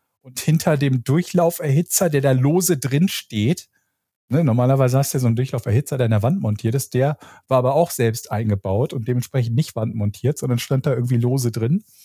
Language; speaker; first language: German; native; German